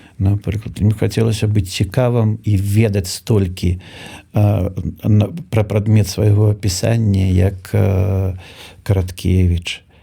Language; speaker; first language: Belarusian; native; Belarusian